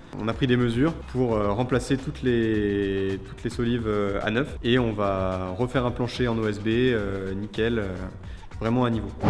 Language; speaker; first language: French; native; French